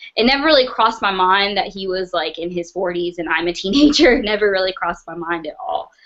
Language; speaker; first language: English; native; English